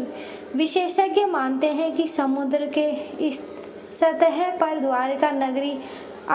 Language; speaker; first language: Hindi; native; Hindi